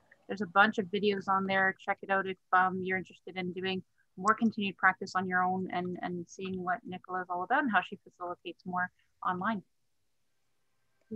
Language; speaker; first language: English; native; English